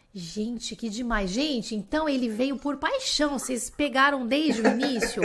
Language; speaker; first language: Portuguese; native; Portuguese